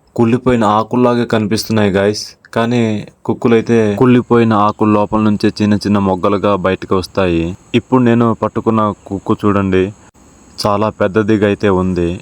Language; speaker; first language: Telugu; non-native, local second language; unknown